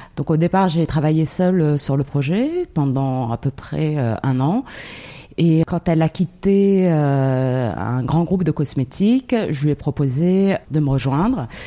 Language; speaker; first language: French; non-native, local second language; Arabic